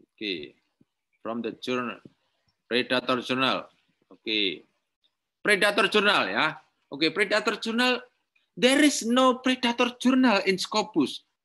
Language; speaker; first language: English; non-native, learner; Indonesian